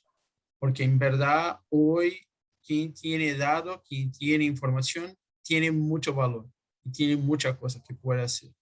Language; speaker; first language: Spanish; non-native, fluent; Portuguese